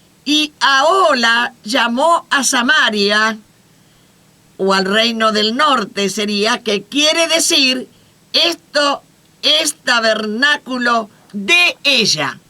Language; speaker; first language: Spanish; native; Spanish